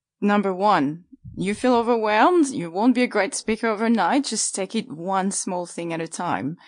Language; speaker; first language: English; non-native, fluent; French